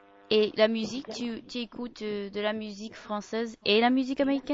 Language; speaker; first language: French; non-native, fluent; English